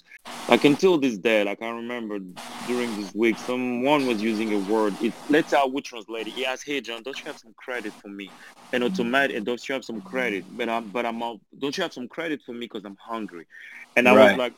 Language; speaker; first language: English; non-native, fluent; French